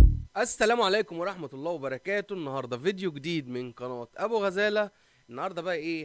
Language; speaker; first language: Arabic; native; Arabic